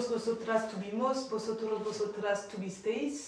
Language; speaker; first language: Spanish; non-native, learner; French